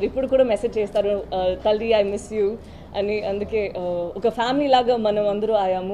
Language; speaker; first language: Telugu; non-native, local second language; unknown